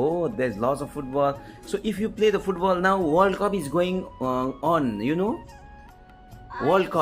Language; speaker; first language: English; non-native, fluent; Nepali